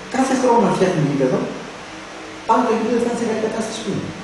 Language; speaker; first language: Greek; early bilingual, other home language; German